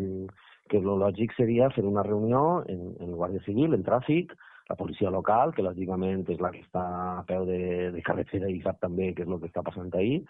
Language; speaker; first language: Catalan; native; Catalan